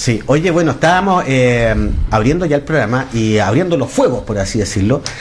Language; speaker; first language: Spanish; native; Spanish